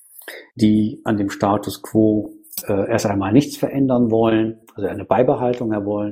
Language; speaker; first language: German; native; German